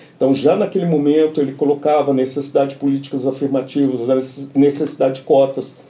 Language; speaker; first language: Portuguese; native; Portuguese